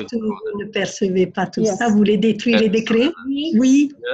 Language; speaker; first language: French; non-native, fluent; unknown